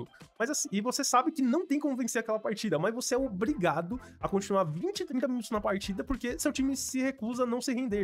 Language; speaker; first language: Portuguese; native; Portuguese